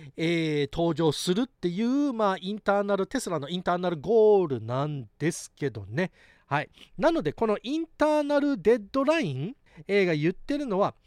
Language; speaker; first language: Japanese; early bilingual, heritage; Japanese